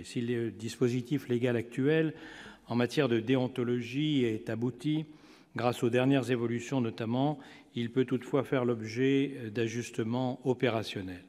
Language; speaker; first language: French; native; French